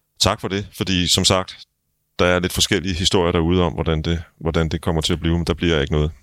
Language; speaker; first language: Danish; native; Danish